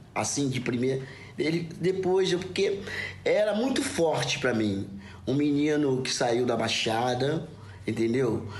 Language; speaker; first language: Portuguese; native; Portuguese